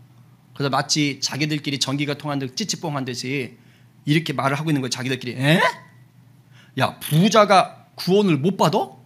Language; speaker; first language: Korean; native; Korean